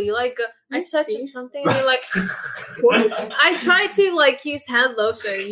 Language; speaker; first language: English; non-native, local second language; Filipino